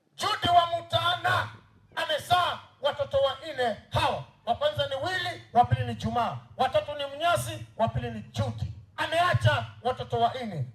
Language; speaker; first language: Swahili; non-native, local second language; Luyia